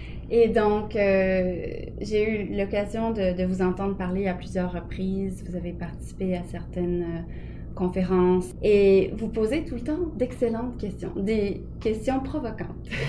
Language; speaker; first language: French; native; French